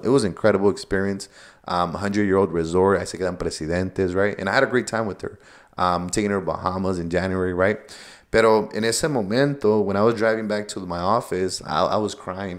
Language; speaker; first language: English; early bilingual, other home language; Spanish